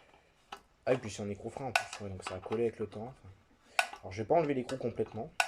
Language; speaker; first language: French; native; French